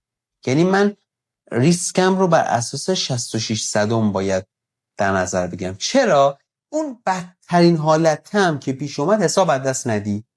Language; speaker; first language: Persian; native; Persian